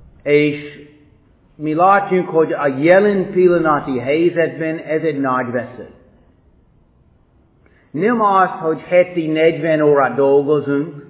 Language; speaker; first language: Hungarian; non-native, fluent; English